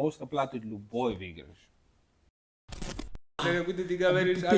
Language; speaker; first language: Russian; non-native, fluent; English